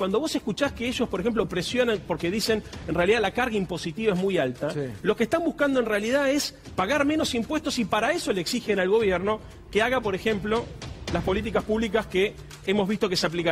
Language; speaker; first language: Spanish; native; Spanish